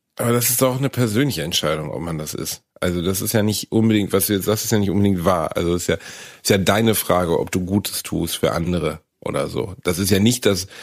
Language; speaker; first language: German; native; German